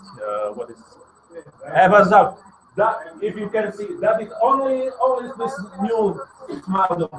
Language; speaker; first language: English; non-native, learner; Slovak